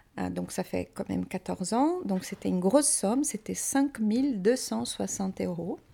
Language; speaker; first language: French; non-native, fluent; Portuguese